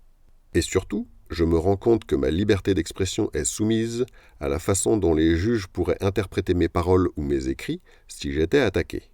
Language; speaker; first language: French; native; French